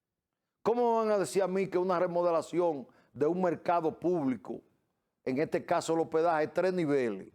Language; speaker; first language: Spanish; native; Spanish